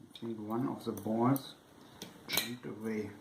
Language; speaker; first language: English; non-native, fluent; German